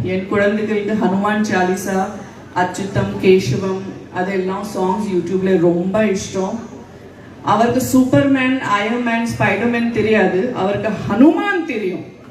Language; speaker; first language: Tamil; non-native, local second language; Gujarati